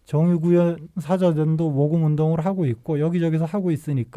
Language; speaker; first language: Korean; native; Korean